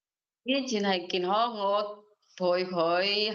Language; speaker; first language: Cantonese; non-native, learner; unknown